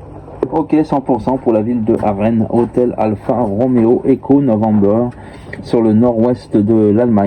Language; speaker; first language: French; native; French